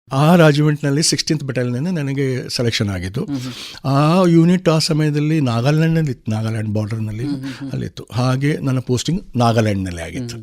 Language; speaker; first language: Kannada; non-native, local second language; Konkani